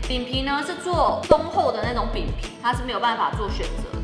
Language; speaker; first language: Chinese; native; Chinese